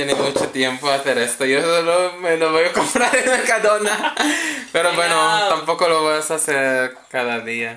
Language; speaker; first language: Spanish; non-native, learner; Filipino